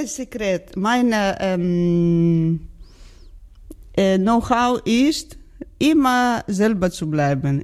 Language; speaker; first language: German; non-native, learner; Georgian